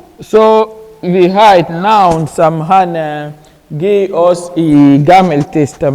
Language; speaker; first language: Swedish; non-native, fluent; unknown